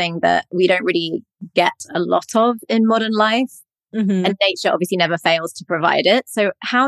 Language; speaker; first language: English; native; English